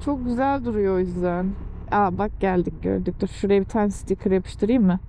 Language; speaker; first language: Turkish; native; Turkish